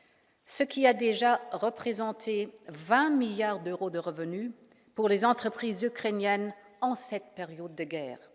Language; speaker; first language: French; non-native, fluent; German